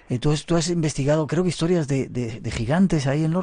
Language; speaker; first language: Spanish; native; Spanish